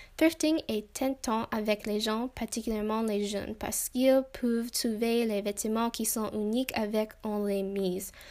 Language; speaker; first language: French; non-native, learner; English